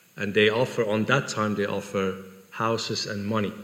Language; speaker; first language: English; non-native, fluent; Persian